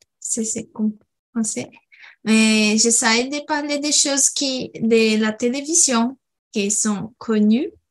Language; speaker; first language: French; non-native, learner; Portuguese